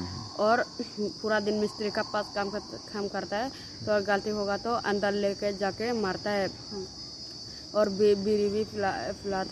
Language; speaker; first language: Hindi; non-native, local second language; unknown